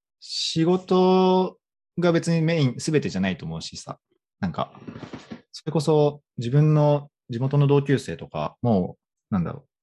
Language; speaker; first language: Japanese; native; Japanese